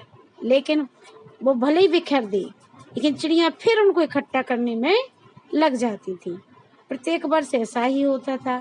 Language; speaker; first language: Hindi; native; Hindi